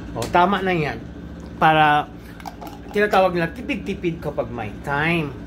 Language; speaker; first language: Filipino; non-native, local second language; Cebuano